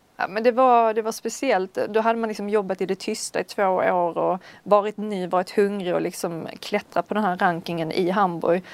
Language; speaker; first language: Swedish; native; Swedish